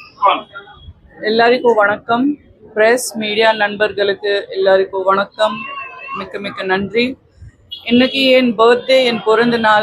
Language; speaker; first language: Tamil; non-native, local second language; Gujarati